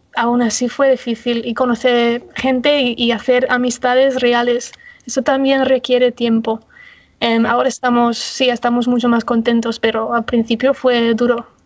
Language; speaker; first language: Spanish; non-native, fluent; English